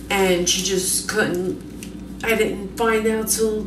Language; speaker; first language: English; native; English